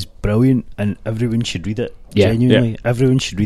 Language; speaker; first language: English; native; English